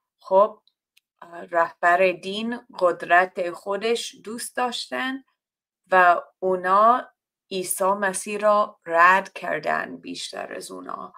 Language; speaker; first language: Persian; non-native, fluent; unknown